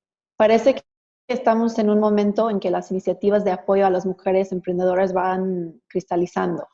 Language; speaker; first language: Spanish; non-native, fluent; English